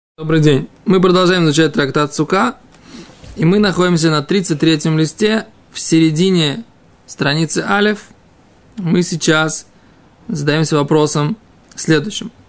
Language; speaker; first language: Russian; native; Russian